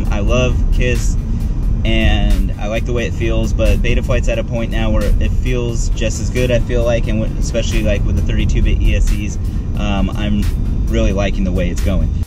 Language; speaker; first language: English; native; English